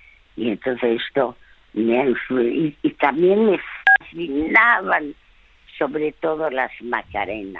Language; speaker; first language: Spanish; early bilingual, other home language; French